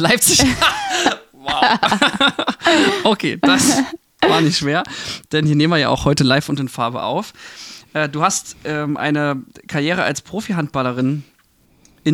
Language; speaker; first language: German; native; German